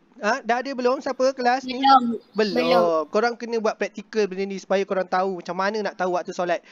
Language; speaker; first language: Malay; native; Malay